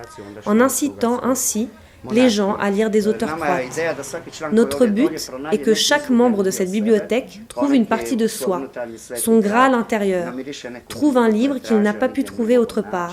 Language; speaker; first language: French; native; French